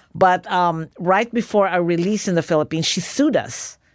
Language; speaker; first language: English; non-native, local second language; Filipino